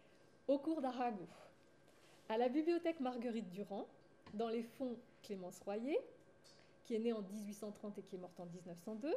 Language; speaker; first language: French; native; French